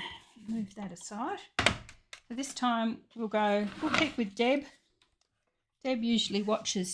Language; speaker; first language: English; native; English